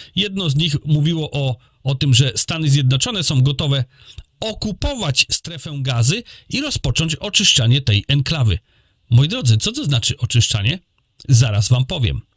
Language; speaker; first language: Polish; native; Polish